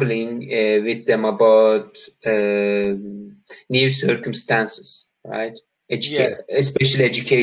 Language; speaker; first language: English; non-native, learner; Turkish